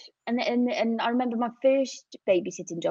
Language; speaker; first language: English; native; English